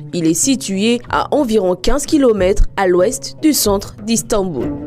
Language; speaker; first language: French; native; French